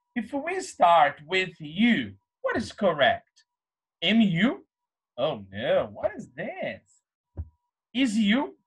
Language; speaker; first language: English; non-native, fluent; Portuguese